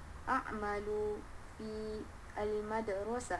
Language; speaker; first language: Arabic; non-native, learner; Malay